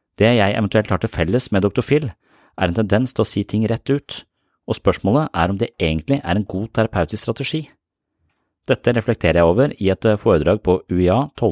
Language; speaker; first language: Norwegian; native; Norwegian